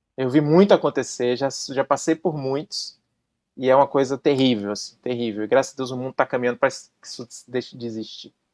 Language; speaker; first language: Portuguese; native; Portuguese